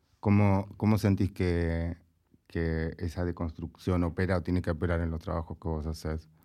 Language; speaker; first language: Spanish; native; Spanish